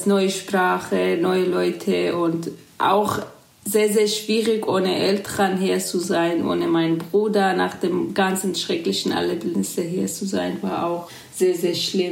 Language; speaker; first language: German; non-native, fluent; Kurdish